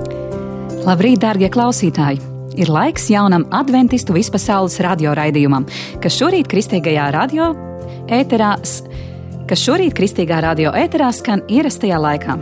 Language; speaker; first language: Latvian; native; Latvian